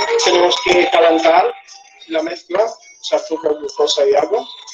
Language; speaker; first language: Spanish; non-native, fluent; English